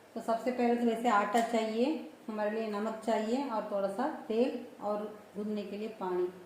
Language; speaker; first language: Hindi; non-native, local second language; Tamil